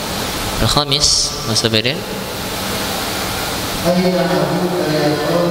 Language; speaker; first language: Arabic; non-native, fluent; Indonesian